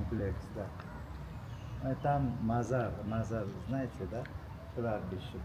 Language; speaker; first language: Russian; non-native, learner; Uzbek